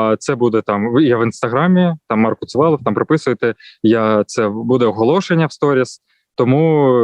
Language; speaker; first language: Ukrainian; non-native, local second language; Russian